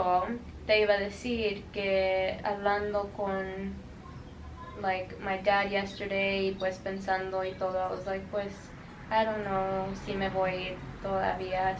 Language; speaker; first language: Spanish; early bilingual, heritage; Spanish